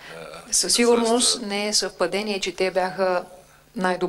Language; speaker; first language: Bulgarian; native; Bulgarian